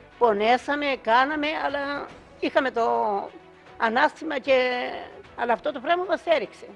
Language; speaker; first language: Greek; native; Greek